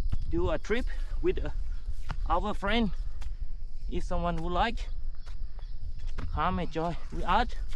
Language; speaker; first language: English; non-native, learner; Thai